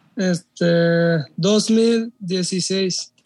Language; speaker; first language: Spanish; non-native, learner; Urdu